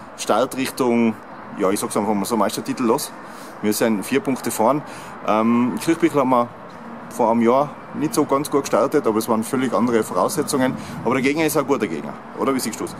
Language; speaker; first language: German; native; German